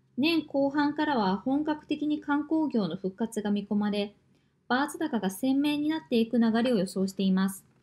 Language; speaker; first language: Japanese; native; Japanese